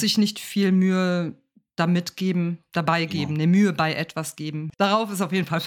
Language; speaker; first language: German; native; German